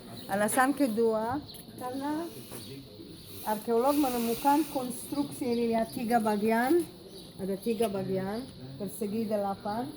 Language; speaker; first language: Indonesian; non-native, fluent; Hebrew